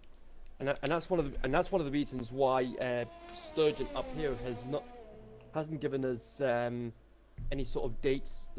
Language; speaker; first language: English; native; English